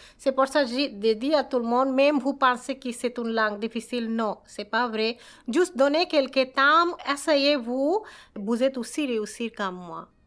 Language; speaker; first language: French; non-native, learner; Bangla